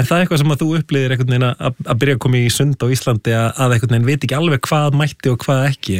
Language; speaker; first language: Icelandic; native; Icelandic